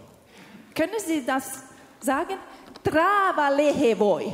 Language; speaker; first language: German; non-native, learner; Finnish